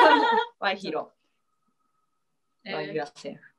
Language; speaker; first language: English; non-native, learner; Japanese